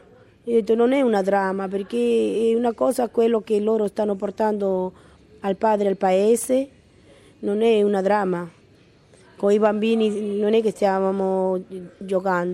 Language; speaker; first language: Italian; non-native, fluent; Arabic